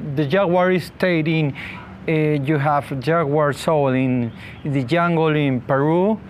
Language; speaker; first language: English; non-native, learner; Spanish